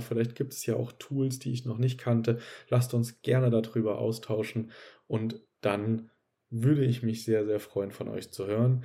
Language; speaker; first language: German; native; German